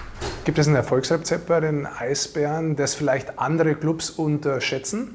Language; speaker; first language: German; native; German